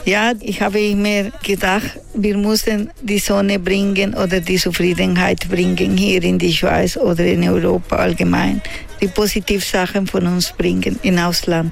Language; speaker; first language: German; non-native, learner; Spanish